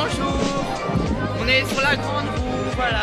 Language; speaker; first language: French; native; French